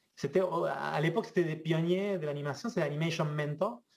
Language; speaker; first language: French; non-native, fluent; Spanish